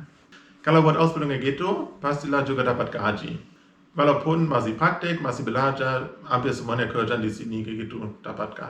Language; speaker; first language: Indonesian; non-native, fluent; German